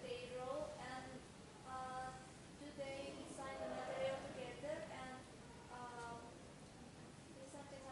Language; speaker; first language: English; non-native, fluent; Indonesian